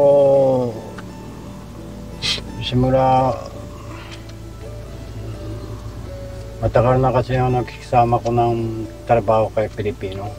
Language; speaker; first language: Filipino; non-native, learner; Japanese